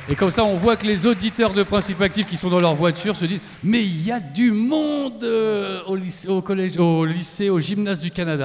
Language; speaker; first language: French; native; French